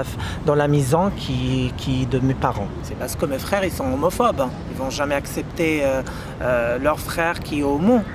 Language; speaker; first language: French; non-native, local second language; Arabic